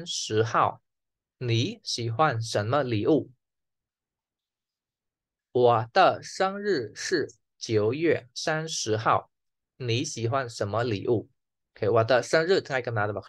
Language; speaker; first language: Chinese; non-native, fluent; Khmer